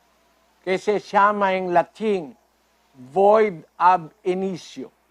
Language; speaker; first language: Portuguese; non-native, fluent; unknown